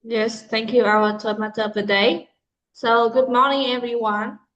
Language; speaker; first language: English; non-native, fluent; Vietnamese